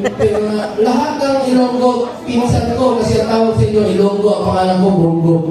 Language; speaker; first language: Filipino; non-native, local second language; Cebuano